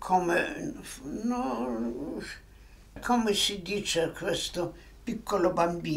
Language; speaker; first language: Italian; non-native, fluent; Polish